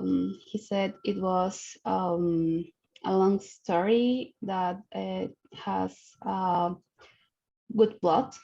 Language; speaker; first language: English; non-native, learner; Spanish